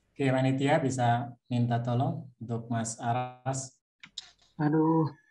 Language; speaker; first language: Indonesian; native; Indonesian